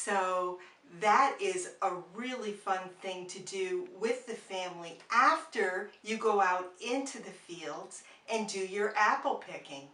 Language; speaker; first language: English; native; English